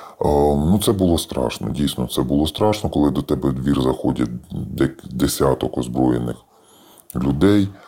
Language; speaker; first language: Ukrainian; native; Ukrainian